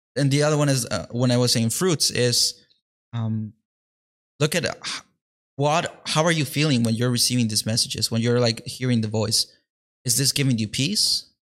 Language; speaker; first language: English; early bilingual, other home language; Spanish